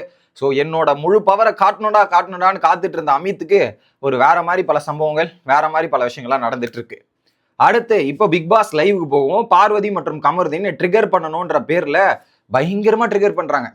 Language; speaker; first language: Tamil; native; Tamil